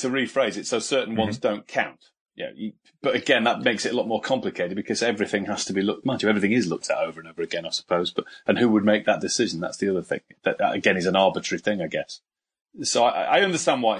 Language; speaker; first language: English; native; English